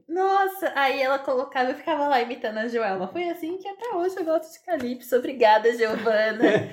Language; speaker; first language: Portuguese; native; Portuguese